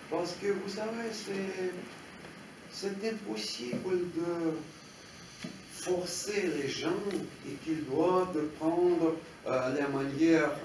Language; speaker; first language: French; non-native, fluent; Russian